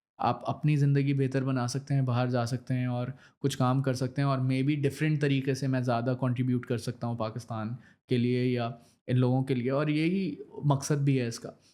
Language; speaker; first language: Urdu; native; Urdu